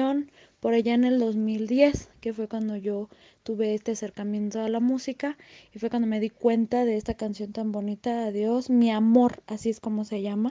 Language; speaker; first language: Spanish; native; Spanish